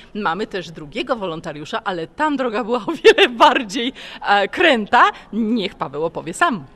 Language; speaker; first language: Polish; native; Polish